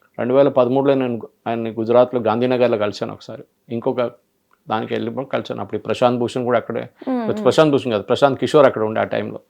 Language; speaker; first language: Telugu; early bilingual, other home language; Malayalam